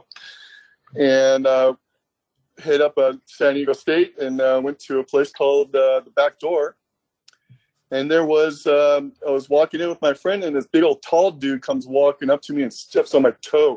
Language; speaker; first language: English; native; English